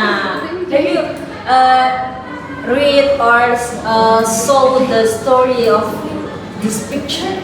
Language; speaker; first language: English; non-native, learner; Indonesian